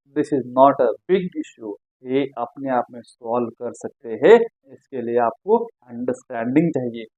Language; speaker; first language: Hindi; non-native, local second language; Marathi